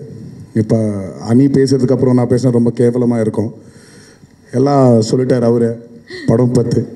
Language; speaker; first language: Tamil; non-native, fluent; Telugu